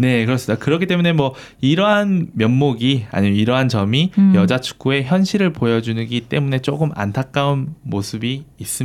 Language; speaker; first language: Korean; native; Korean